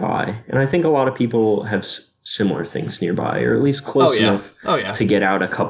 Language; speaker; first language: English; native; English